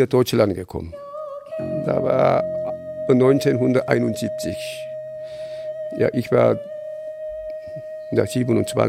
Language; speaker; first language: German; non-native, learner; Korean